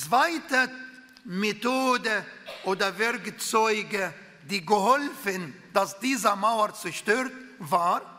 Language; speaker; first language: German; non-native, fluent; Arabic